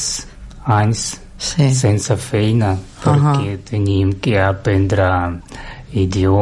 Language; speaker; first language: Catalan; non-native, learner; Russian